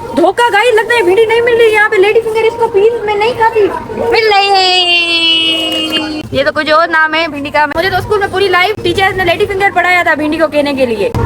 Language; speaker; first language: Urdu; non-native, local second language; Sindhi